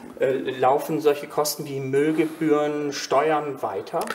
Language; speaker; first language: German; native; German